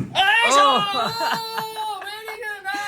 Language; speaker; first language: English; non-native, learner; Japanese